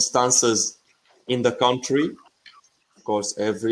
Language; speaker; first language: English; non-native, fluent; Arabic